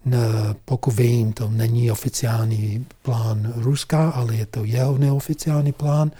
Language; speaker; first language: Czech; non-native, fluent; English